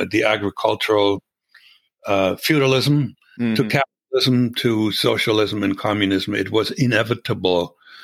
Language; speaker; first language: English; non-native, fluent; German